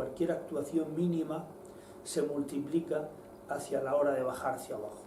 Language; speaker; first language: Spanish; native; Spanish